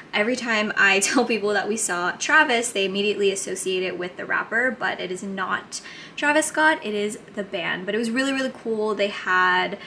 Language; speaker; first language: English; native; English